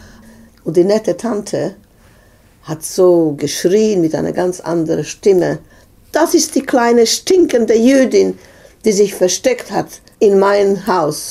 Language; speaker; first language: German; non-native, fluent; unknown